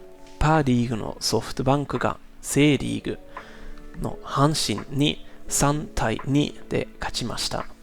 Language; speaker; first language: Japanese; non-native, learner; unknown